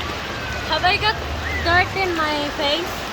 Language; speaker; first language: English; early bilingual, heritage; English